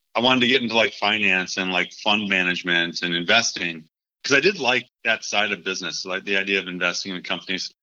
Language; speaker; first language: English; native; English